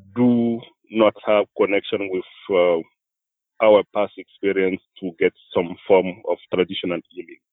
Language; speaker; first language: English; non-native, fluent; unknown